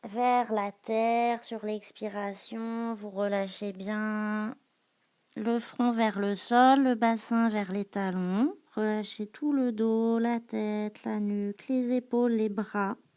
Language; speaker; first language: French; native; French